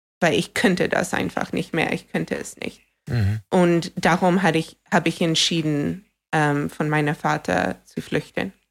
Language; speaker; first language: German; non-native, fluent; English